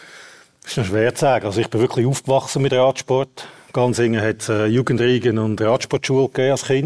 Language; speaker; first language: German; native; German